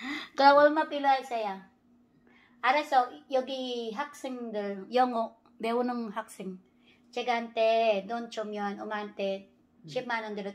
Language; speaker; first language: Korean; non-native, learner; Filipino